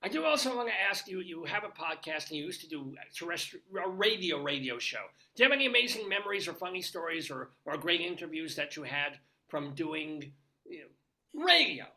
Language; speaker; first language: English; native; English